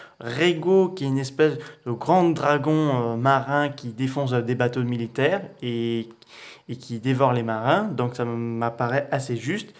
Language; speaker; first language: French; native; French